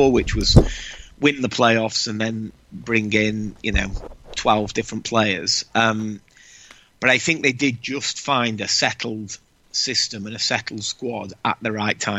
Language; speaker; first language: English; native; English